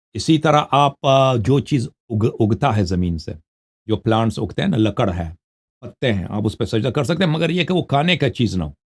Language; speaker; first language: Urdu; non-native, fluent; Persian